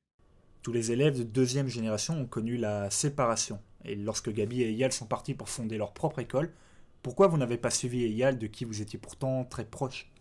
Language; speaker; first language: French; native; French